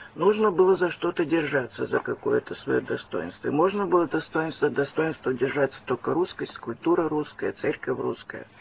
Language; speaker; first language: Russian; early bilingual, heritage; Russian